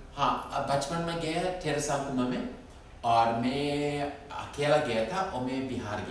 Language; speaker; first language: Hindi; non-native, fluent; English